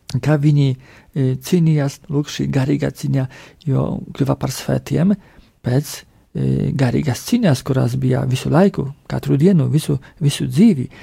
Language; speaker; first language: Latvian; non-native, fluent; Polish